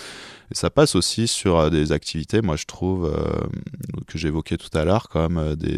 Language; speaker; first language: French; native; French